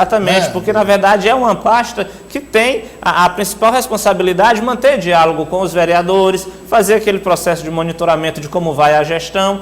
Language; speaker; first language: Portuguese; native; Portuguese